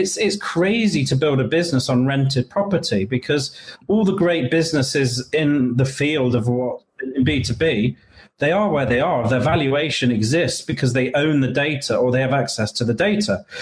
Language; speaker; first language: English; native; English